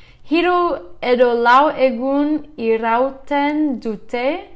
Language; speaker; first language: Basque; non-native, learner; English